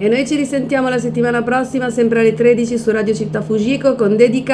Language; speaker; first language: Italian; native; Italian